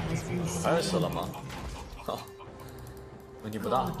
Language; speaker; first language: Chinese; native; Chinese